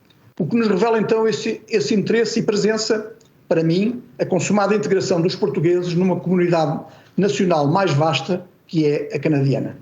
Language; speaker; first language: Portuguese; native; Portuguese